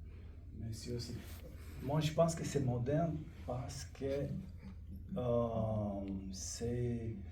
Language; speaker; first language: French; non-native, fluent; Romanian